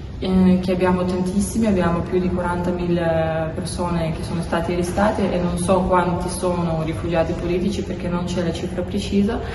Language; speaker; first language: Italian; non-native, learner; Belarusian